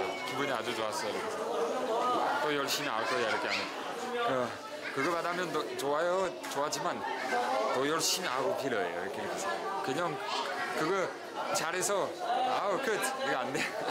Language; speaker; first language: Korean; non-native, learner; French